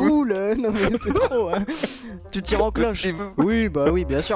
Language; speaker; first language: French; native; French